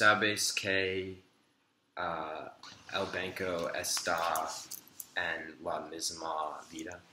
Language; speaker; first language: Spanish; non-native, learner; English